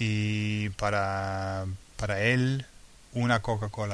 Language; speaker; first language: Spanish; non-native, learner; English